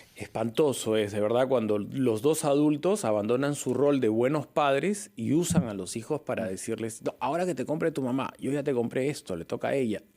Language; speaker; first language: Spanish; native; Spanish